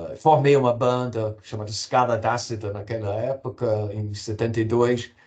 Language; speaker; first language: Portuguese; non-native, fluent; English